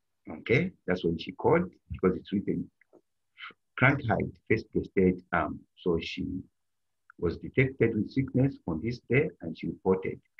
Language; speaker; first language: English; non-native, local second language; Bemba